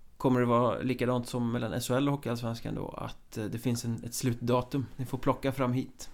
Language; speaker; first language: Swedish; native; Swedish